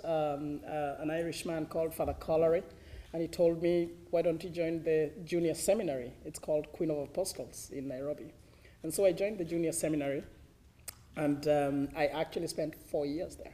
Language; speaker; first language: English; non-native, local second language; Kikuyu